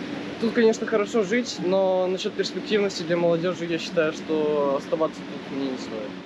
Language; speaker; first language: Russian; native; Russian